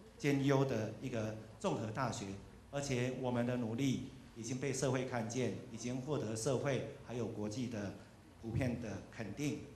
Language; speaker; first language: Chinese; native; Chinese